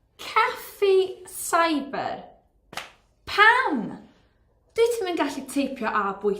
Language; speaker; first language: Welsh; non-native, learner; English